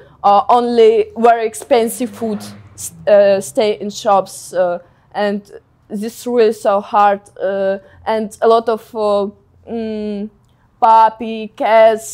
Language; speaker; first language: English; non-native, learner; Ukrainian